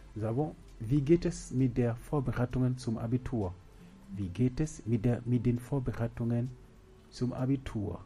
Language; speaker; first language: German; non-native, learner; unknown